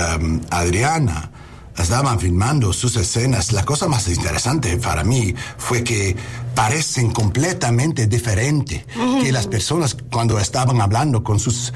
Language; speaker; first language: Spanish; non-native, learner; English